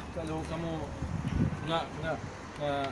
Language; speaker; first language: Indonesian; non-native, learner; Turkish